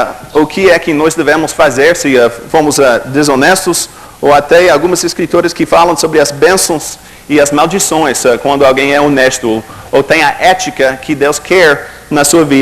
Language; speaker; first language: Portuguese; non-native, fluent; English